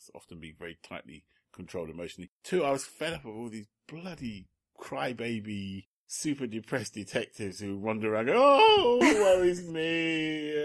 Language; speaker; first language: English; native; English